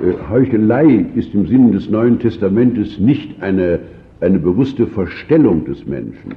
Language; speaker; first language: German; native; German